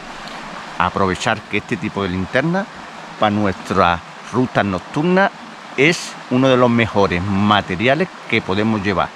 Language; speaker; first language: Spanish; native; Spanish